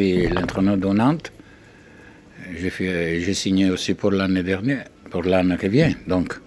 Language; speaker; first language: French; non-native, learner; Italian